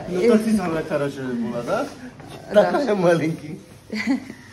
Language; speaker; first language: Russian; non-native, learner; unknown